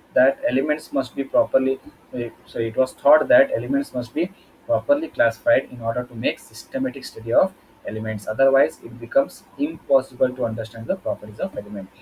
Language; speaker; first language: English; non-native, local second language; Kannada